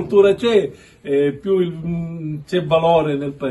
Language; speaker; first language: Italian; native; Italian